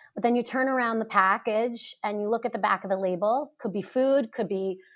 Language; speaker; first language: English; native; English